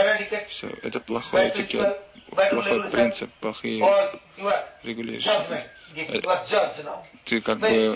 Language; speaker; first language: Russian; non-native, learner; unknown